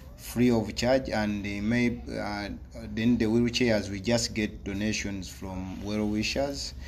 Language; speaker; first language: English; non-native, local second language; Ganda